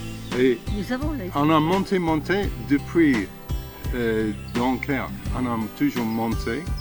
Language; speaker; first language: French; non-native, fluent; English